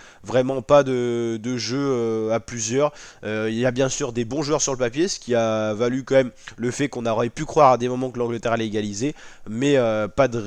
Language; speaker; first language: French; native; French